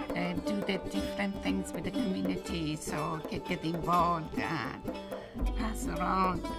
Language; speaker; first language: English; non-native, learner; Persian